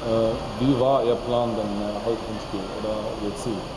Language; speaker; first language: German; non-native, fluent; Arabic